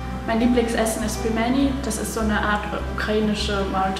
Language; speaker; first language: German; early bilingual, other home language; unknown